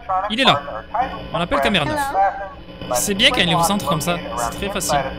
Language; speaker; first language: French; native; French